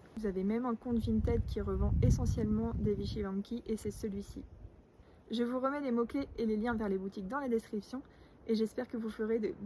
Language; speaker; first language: French; native; French